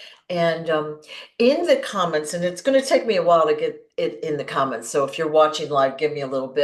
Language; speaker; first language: English; native; English